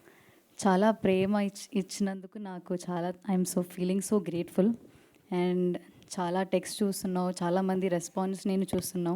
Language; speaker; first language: Telugu; non-native, learner; Malayalam